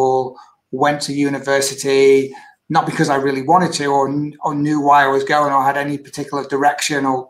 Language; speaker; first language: English; native; English